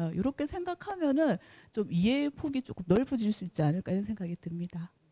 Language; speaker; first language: Korean; native; Korean